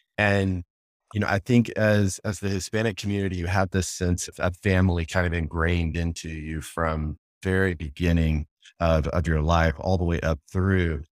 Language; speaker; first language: English; native; English